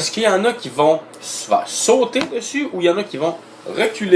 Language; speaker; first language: French; native; French